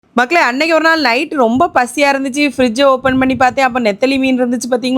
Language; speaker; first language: Tamil; native; Tamil